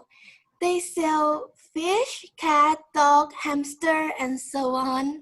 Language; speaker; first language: English; non-native, learner; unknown